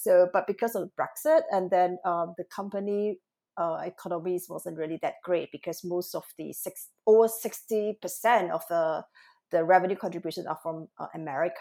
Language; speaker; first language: English; non-native, local second language; Cantonese